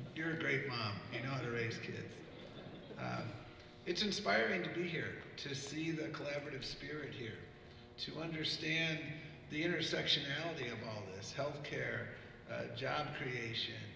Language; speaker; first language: English; native; English